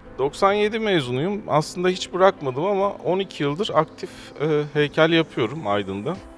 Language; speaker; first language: Turkish; native; Turkish